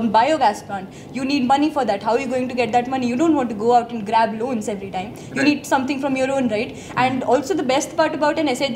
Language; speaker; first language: English; non-native, local second language; Hindi